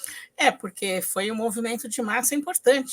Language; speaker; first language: Portuguese; native; Portuguese